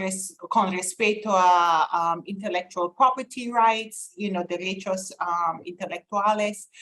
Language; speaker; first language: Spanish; non-native, fluent; English